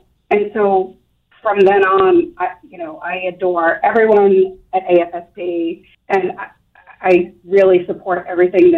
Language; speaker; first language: English; native; English